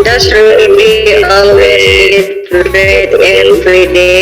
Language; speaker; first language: English; non-native, learner; Indonesian